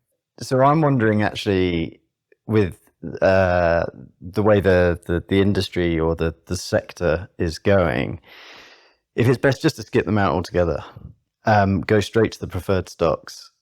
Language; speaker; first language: English; native; English